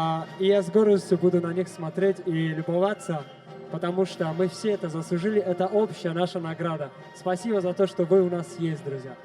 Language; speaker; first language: Russian; non-native, local second language; Tajik